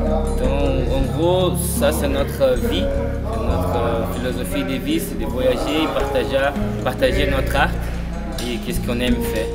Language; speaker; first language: French; non-native, fluent; Portuguese